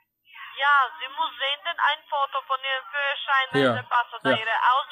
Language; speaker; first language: German; non-native, learner; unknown